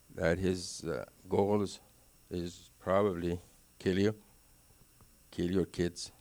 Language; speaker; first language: English; non-native, fluent; Arabic